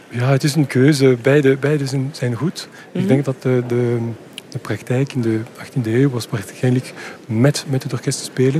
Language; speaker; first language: Dutch; non-native, local second language; French